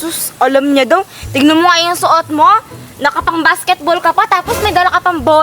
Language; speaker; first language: Filipino; native; Filipino